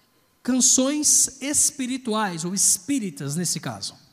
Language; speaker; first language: Portuguese; native; Portuguese